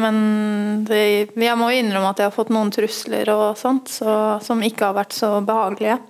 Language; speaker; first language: Norwegian; early bilingual, other home language; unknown